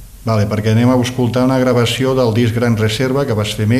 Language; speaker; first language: Catalan; native; Catalan